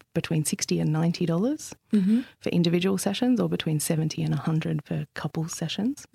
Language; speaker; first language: English; native; English